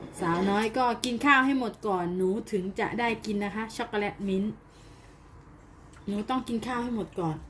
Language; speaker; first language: Thai; native; Thai